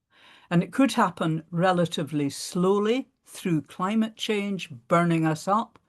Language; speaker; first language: English; native; English